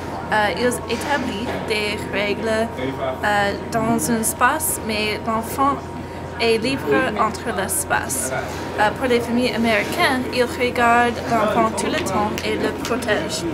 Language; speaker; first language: French; non-native, learner; English